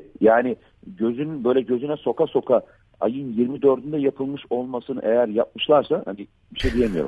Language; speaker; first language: Turkish; native; Turkish